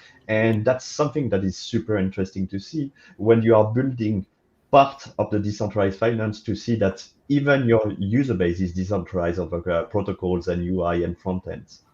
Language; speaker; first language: English; non-native, fluent; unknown